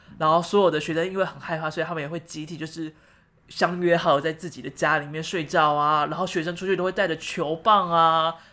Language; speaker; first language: Chinese; native; Chinese